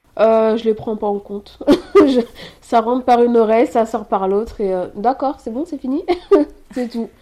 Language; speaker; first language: French; early bilingual, other home language; Haitian Creole